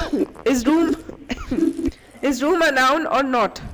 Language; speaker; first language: English; non-native, local second language; Hindi